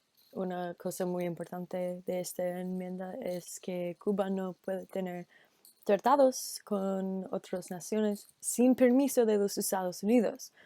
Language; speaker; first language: Spanish; non-native, learner; English